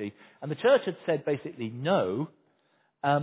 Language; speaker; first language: English; native; English